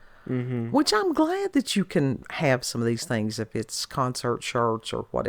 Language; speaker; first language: English; native; English